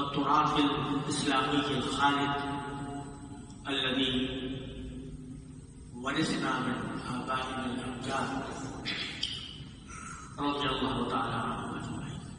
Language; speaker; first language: Arabic; non-native, fluent; Urdu